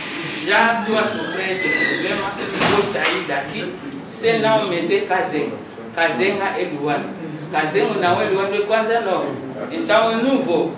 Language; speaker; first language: Portuguese; non-native, local second language; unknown